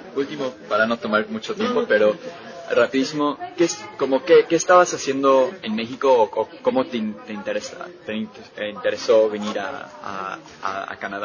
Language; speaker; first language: Spanish; non-native, learner; English